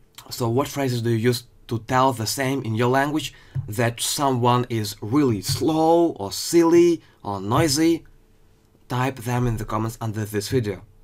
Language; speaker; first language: English; non-native, fluent; Ukrainian